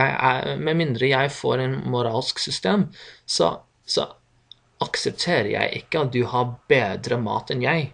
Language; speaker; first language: Norwegian; non-native, fluent; English